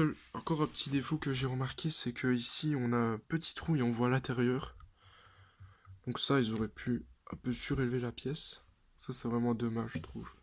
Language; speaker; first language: French; native; French